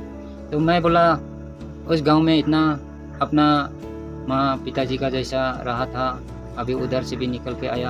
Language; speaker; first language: Hindi; non-native, local second language; Nepali